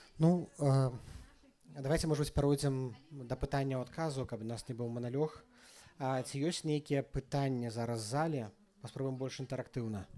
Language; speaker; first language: Belarusian; native; Belarusian